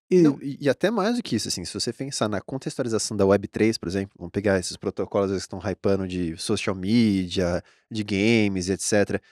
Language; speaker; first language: Portuguese; native; Portuguese